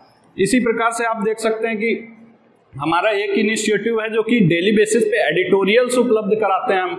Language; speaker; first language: Hindi; native; Hindi